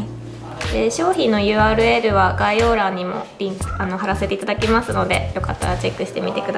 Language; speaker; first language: Japanese; native; Japanese